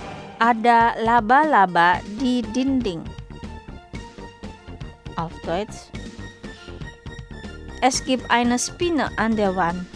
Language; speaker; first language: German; non-native, fluent; Indonesian